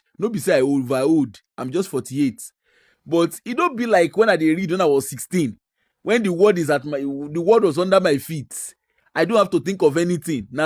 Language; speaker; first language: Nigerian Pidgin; non-native, local second language; Yoruba